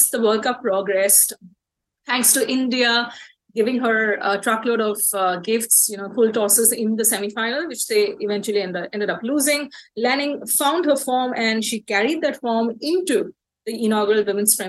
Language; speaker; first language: English; non-native, local second language; Bangla